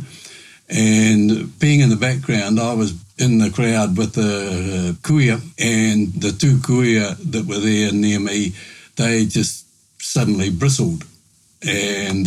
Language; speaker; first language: English; native; English